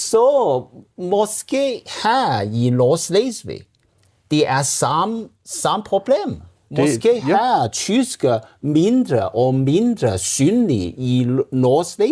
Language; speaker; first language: Danish; non-native, learner; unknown